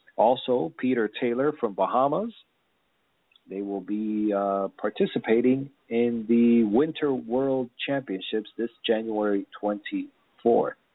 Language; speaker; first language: English; early bilingual, other home language; Spanish